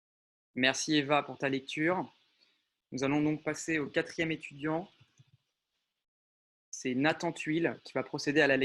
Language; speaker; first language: French; native; French